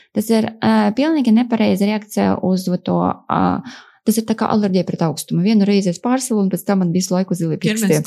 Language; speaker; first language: Latvian; non-native, local second language; Russian